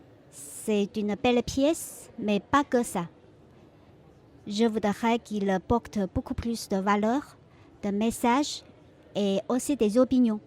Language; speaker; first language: French; non-native, fluent; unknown